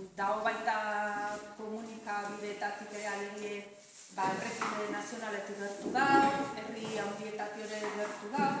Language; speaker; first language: Basque; native; Basque